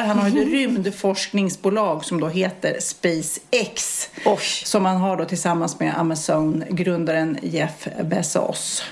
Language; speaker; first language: Swedish; native; Swedish